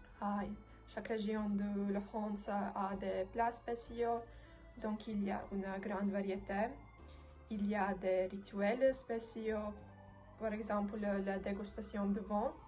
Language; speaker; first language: French; non-native, learner; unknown